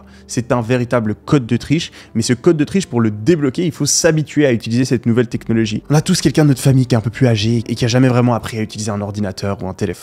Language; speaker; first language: French; native; French